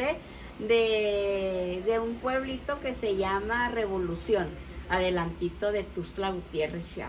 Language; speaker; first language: Spanish; native; Spanish